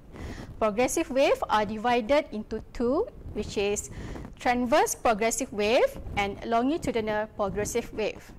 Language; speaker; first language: English; non-native, local second language; Malay